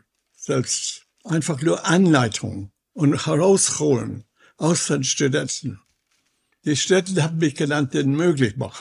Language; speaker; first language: German; non-native, fluent; English